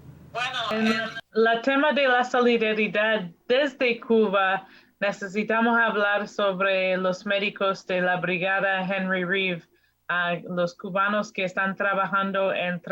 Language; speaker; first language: Spanish; non-native, fluent; English